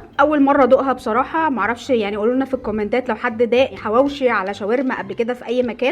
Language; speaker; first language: Arabic; native; Arabic